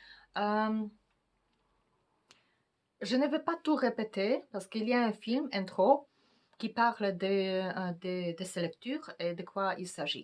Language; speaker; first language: French; non-native, fluent; Polish